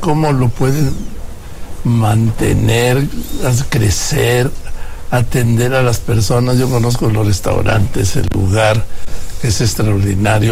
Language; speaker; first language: Spanish; native; Spanish